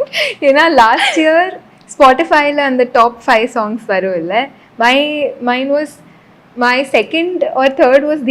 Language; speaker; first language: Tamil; non-native, fluent; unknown